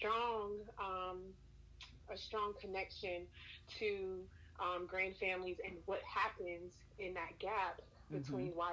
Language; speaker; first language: English; native; English